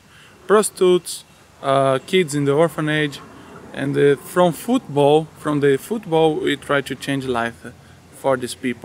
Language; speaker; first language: English; non-native, fluent; Portuguese